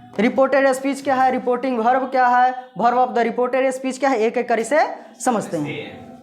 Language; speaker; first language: Hindi; native; Hindi